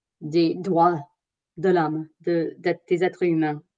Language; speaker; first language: French; non-native, fluent; English